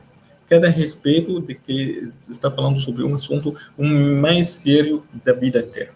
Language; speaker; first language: Portuguese; non-native, learner; Arabic